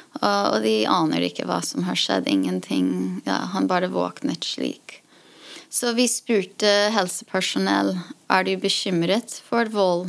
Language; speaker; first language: Norwegian; non-native, fluent; English